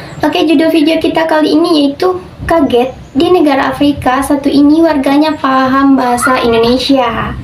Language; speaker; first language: Indonesian; native; Indonesian